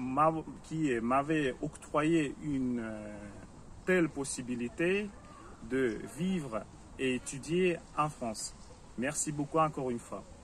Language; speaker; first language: French; non-native, fluent; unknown